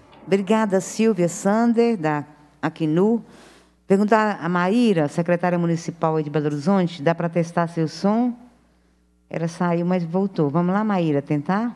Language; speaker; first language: Portuguese; native; Portuguese